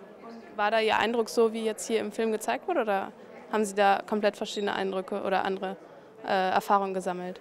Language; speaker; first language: German; native; German